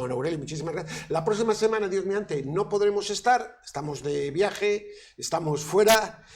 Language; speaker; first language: Spanish; native; Spanish